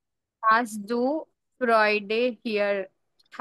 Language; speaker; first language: German; non-native, learner; Marathi